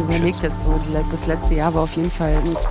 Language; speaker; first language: German; native; German